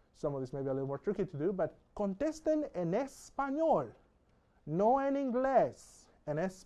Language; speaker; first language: Spanish; non-native, fluent; English